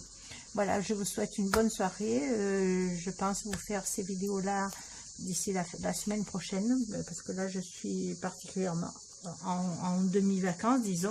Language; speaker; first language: French; native; French